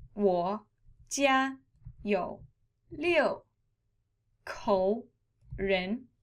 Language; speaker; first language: Chinese; non-native, fluent; English